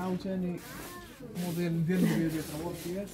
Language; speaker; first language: Arabic; native; Arabic